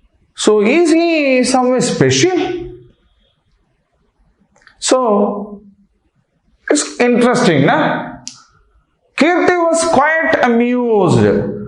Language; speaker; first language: English; non-native, local second language; Telugu